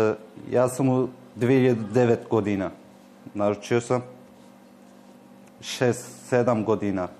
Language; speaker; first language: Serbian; non-native, learner; Turkish